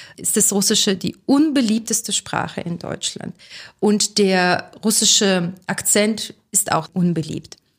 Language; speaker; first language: German; early bilingual, other home language; Russian